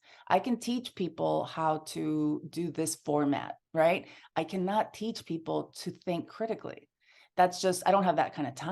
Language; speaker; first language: English; early bilingual, other home language; Spanish